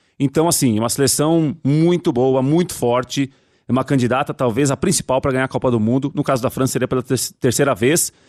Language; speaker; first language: Portuguese; native; Portuguese